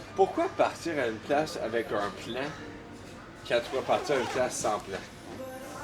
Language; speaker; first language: French; native; French